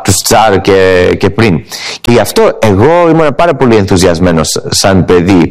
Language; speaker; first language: Greek; early bilingual, heritage; English